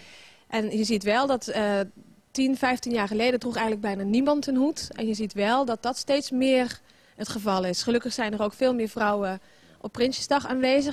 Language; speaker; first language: Dutch; native; Dutch